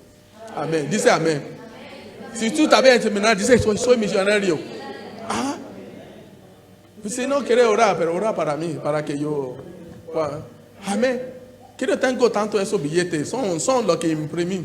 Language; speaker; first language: Spanish; non-native, learner; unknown